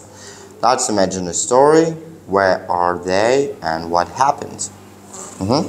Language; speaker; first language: English; non-native, learner; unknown